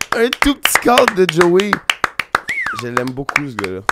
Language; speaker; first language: French; native; French